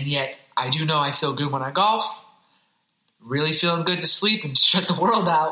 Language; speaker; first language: English; native; English